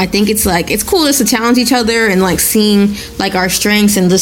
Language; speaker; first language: English; non-native, local second language; Yoruba